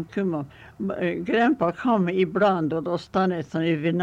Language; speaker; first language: Swedish; early bilingual, heritage; Swedish